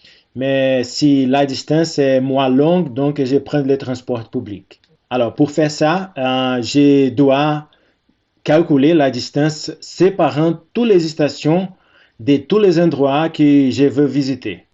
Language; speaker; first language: French; non-native, fluent; Portuguese